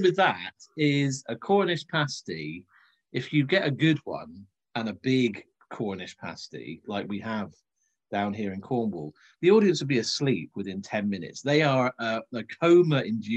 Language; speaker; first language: English; native; English